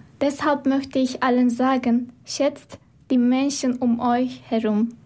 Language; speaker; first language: German; non-native, fluent; Turkish